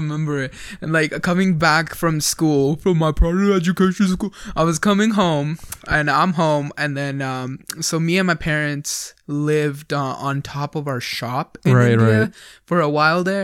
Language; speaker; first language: English; early bilingual, other home language; Punjabi